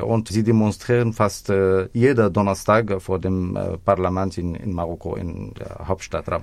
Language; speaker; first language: German; non-native, fluent; Arabic